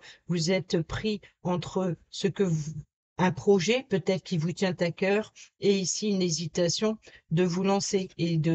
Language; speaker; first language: French; native; French